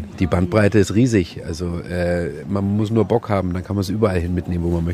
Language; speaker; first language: German; native; German